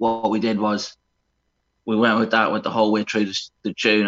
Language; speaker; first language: English; native; English